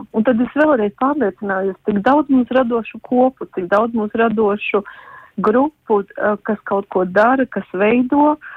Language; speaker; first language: Latvian; native; Latvian